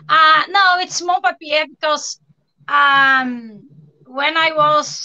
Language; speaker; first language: English; non-native, learner; Portuguese